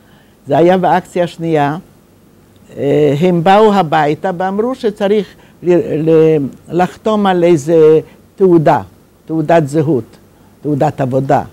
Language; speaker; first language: Hebrew; non-native, fluent; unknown